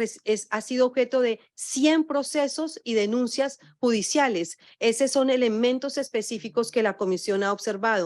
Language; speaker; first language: Spanish; native; Spanish